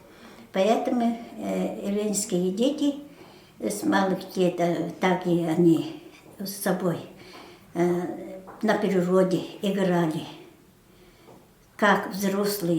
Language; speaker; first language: Russian; non-native, local second language; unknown